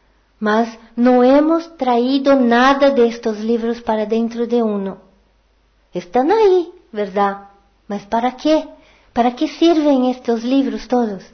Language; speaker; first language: Portuguese; non-native, learner; Spanish